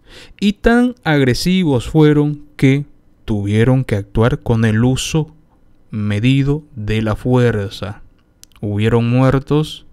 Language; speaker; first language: Spanish; native; Spanish